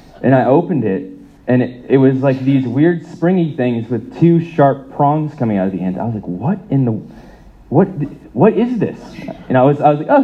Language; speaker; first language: English; native; English